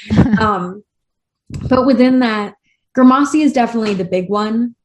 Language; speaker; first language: English; native; English